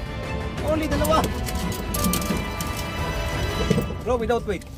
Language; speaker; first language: English; non-native, fluent; Filipino